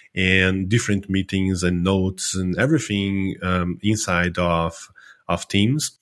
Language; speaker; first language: English; non-native, fluent; Portuguese